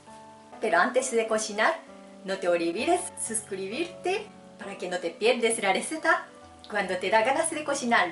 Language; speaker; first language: Spanish; non-native, fluent; Japanese